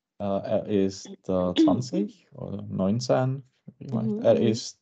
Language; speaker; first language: German; non-native, learner; Czech